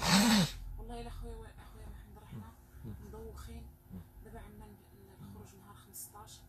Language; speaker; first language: Arabic; native; Arabic